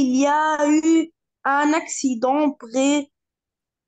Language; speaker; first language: French; non-native, learner; Arabic